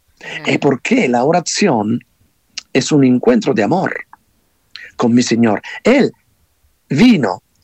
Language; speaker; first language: Spanish; non-native, fluent; Italian